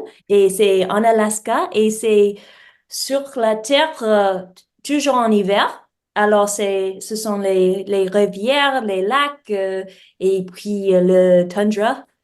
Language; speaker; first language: French; non-native, learner; English